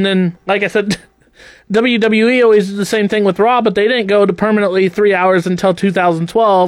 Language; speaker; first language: English; native; English